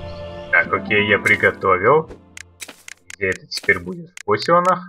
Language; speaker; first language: Russian; native; Russian